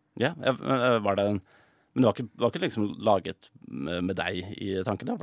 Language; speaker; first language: Norwegian; native; Norwegian